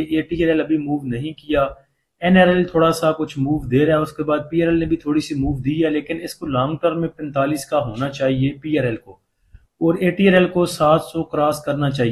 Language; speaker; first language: Hindi; native; Hindi